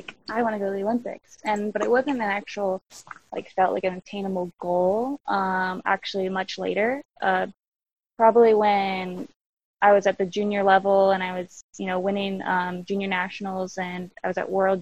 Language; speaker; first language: English; native; English